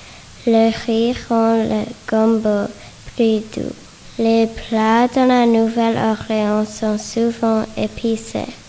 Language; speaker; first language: French; non-native, learner; English